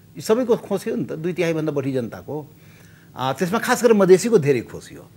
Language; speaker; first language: Nepali; non-native, local second language; Maithili